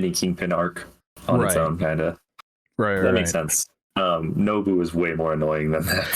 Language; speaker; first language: English; native; English